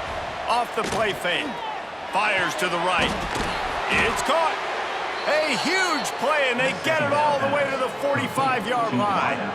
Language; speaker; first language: English; native; English